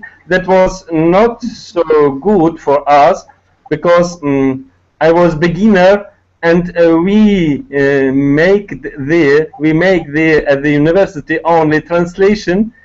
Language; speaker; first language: English; non-native, learner; Tatar